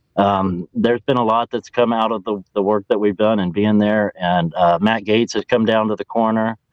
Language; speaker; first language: English; native; English